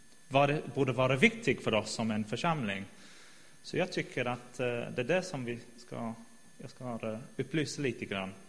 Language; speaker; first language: Swedish; non-native, fluent; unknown